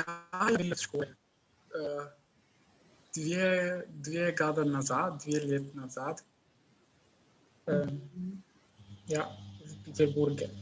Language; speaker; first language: Russian; non-native, learner; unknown